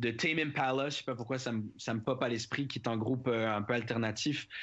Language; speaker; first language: French; native; French